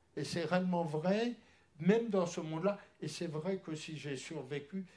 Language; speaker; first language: French; early bilingual, other home language; Polish